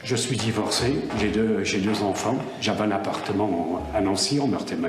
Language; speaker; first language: French; native; French